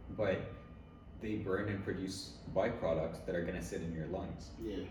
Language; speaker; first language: English; early bilingual, other home language; Arabic